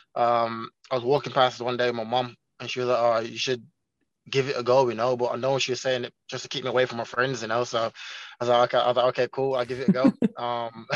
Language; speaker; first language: English; non-native, local second language; Jamaican Creole English